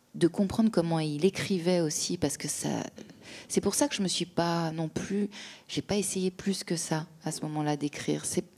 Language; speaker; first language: French; native; French